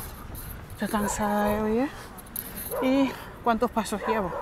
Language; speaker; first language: Spanish; non-native, fluent; Georgian